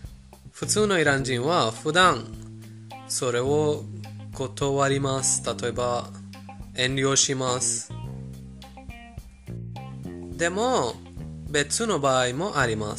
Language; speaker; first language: Japanese; non-native, fluent; Persian